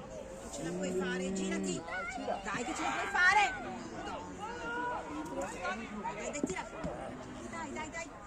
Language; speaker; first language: Italian; native; Italian